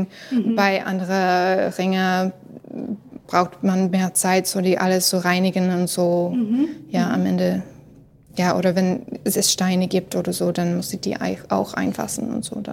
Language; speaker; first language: German; non-native, learner; English